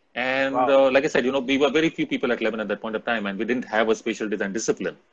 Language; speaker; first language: English; non-native, local second language; Hindi